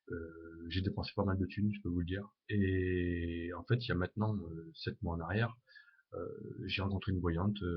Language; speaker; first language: French; native; French